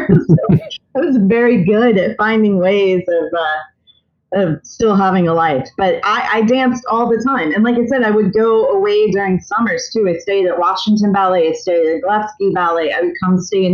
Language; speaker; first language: English; native; English